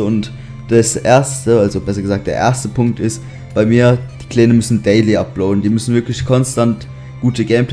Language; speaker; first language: German; native; German